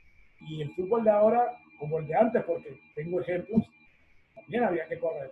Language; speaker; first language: Spanish; native; Spanish